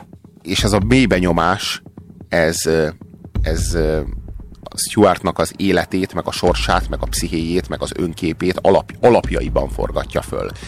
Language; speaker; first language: Hungarian; native; Hungarian